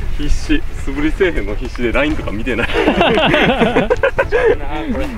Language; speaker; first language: Japanese; native; Japanese